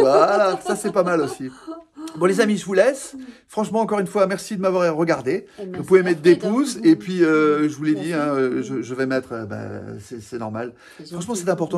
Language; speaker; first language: French; native; French